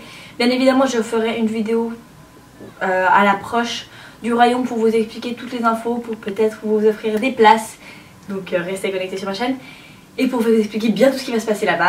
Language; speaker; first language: French; native; French